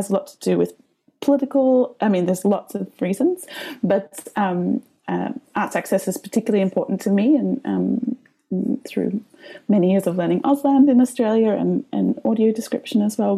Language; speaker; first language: English; native; English